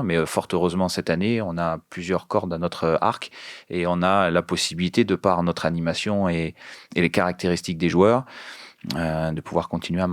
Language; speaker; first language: French; native; French